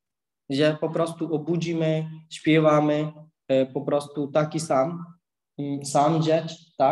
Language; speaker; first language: Polish; non-native, learner; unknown